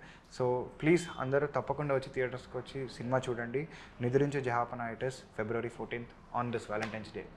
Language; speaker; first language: Telugu; native; Telugu